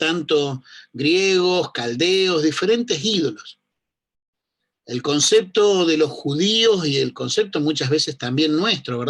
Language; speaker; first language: Spanish; native; Spanish